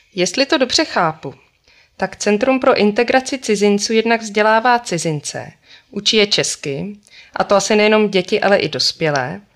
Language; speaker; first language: Czech; native; Czech